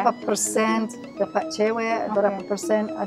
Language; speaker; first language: Indonesian; non-native, learner; English